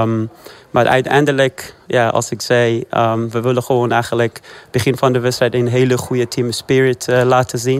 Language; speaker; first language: Dutch; early bilingual, other home language; Persian